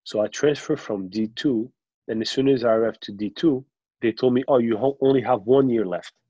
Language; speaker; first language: English; non-native, local second language; French